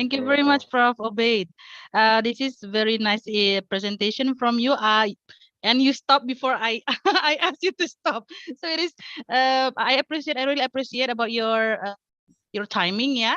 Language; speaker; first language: English; non-native, fluent; Indonesian